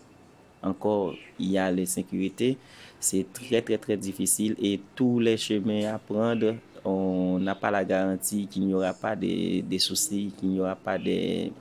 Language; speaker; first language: French; non-native, local second language; Haitian Creole